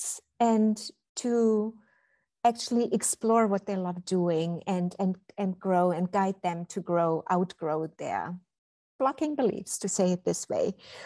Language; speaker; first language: English; non-native, fluent; German